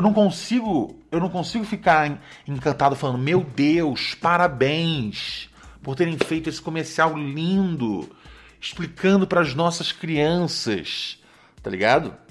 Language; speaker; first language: Portuguese; native; Portuguese